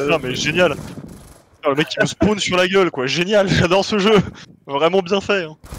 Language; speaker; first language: French; native; French